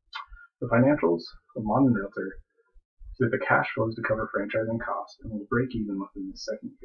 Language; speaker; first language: English; native; English